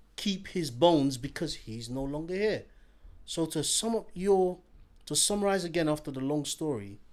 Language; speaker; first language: English; native; English